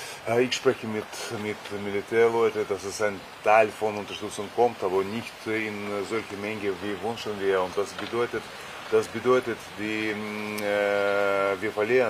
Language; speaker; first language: German; non-native, fluent; Russian